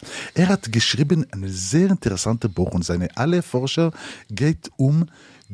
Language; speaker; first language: German; non-native, learner; Hebrew